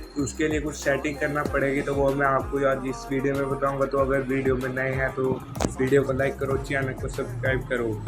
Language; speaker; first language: Urdu; non-native, local second language; Punjabi